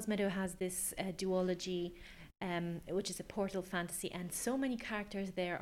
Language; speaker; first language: English; non-native, fluent; Polish